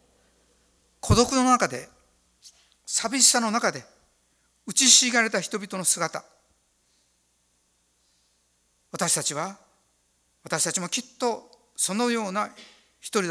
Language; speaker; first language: Japanese; native; Japanese